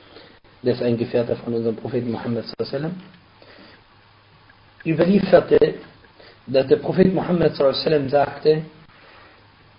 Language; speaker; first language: German; non-native, fluent; Arabic